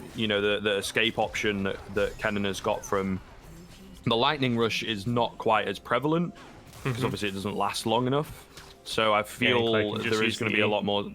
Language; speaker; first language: English; native; English